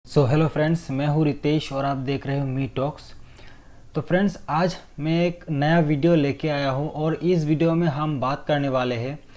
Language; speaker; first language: Hindi; non-native, fluent; Bangla